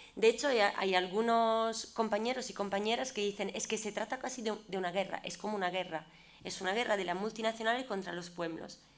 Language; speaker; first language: Spanish; non-native, fluent; Italian